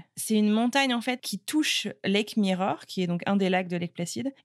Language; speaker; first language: French; native; French